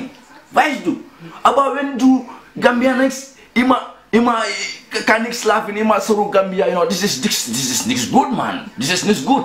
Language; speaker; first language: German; non-native, learner; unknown